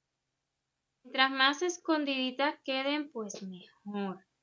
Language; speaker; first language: Spanish; native; Spanish